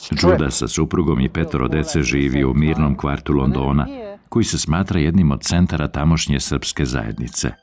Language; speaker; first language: Bosnian; native; Bosnian